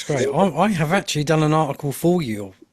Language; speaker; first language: English; native; English